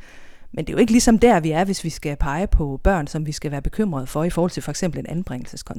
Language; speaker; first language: Danish; native; Danish